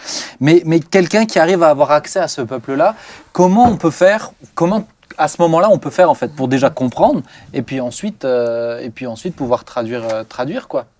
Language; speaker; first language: French; native; French